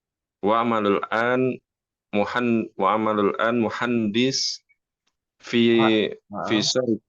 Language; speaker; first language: Arabic; non-native, learner; Indonesian